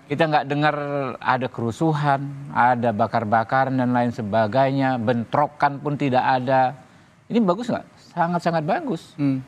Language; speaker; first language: Indonesian; native; Indonesian